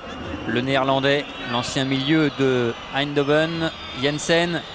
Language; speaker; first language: French; native; French